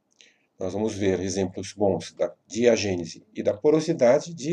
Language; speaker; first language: Portuguese; native; Portuguese